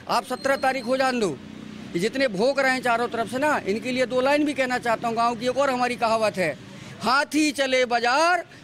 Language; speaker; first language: Hindi; native; Hindi